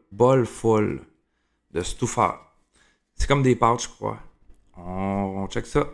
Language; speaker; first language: French; native; French